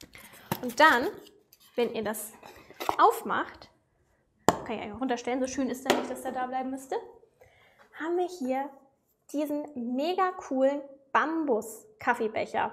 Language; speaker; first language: German; native; German